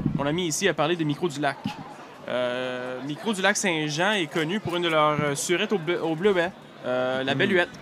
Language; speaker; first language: French; native; French